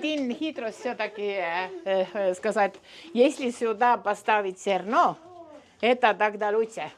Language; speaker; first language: Russian; non-native, local second language; Estonian